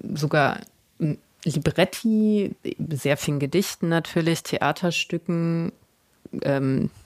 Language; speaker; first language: German; native; German